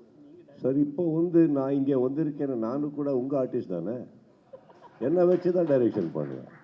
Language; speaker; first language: Tamil; non-native, local second language; Kannada